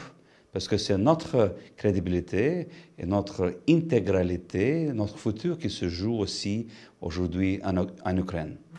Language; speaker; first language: French; non-native, fluent; Lithuanian